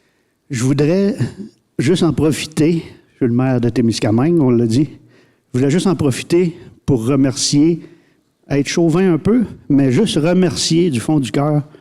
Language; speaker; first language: French; native; French